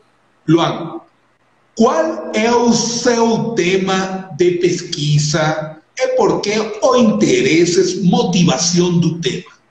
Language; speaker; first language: Portuguese; non-native, learner; Spanish